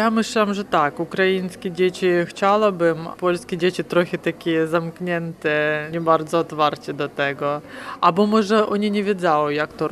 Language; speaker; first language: Polish; non-native, learner; Ukrainian